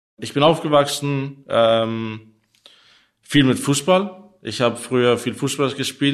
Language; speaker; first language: German; non-native, learner; Danish